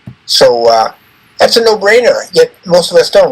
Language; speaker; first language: English; native; English